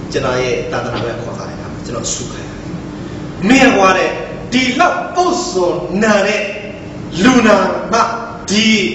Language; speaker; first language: Burmese; non-native, local second language; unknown